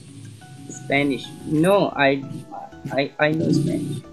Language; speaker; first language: English; non-native, learner; Hindi